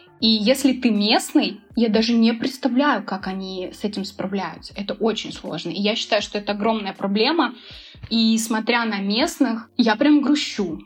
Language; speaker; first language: Russian; native; Russian